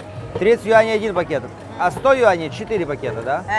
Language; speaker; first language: Russian; native; Russian